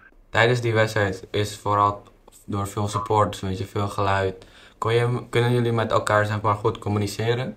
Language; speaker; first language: Dutch; non-native, fluent; Indonesian